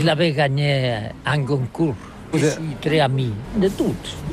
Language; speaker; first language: French; non-native, learner; Catalan